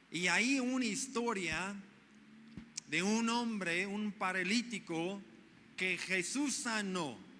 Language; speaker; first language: Spanish; non-native, fluent; English